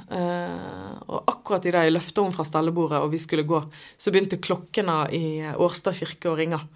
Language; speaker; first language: Norwegian; native; Norwegian